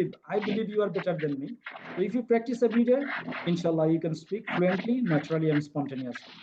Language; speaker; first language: English; non-native, fluent; Bangla